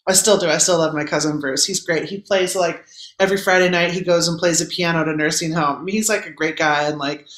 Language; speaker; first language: English; native; English